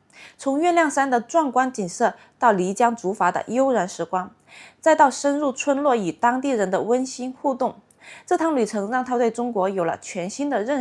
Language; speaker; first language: Chinese; native; Chinese